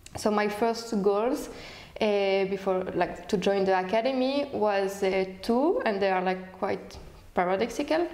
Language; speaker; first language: English; non-native, fluent; French